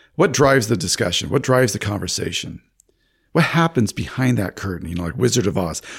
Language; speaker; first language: English; native; English